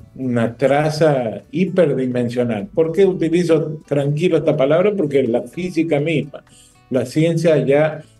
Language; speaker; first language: Spanish; native; Spanish